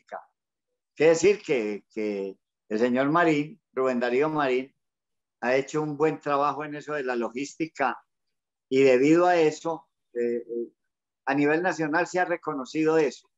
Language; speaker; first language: Spanish; native; Spanish